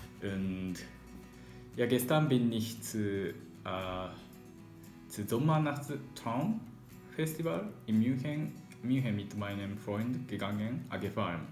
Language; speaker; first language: German; non-native, learner; Japanese